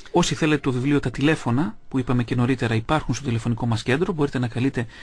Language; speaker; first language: Greek; native; Greek